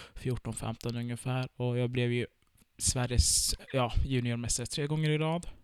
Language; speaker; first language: Swedish; early bilingual, other home language; Turkish